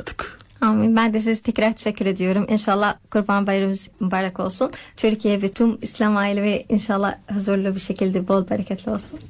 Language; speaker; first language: Turkish; non-native, learner; Arabic